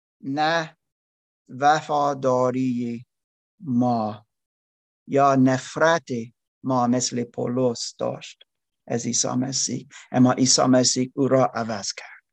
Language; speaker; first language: Persian; non-native, learner; German